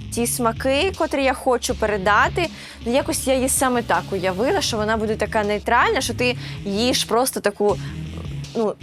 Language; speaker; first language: Ukrainian; native; Ukrainian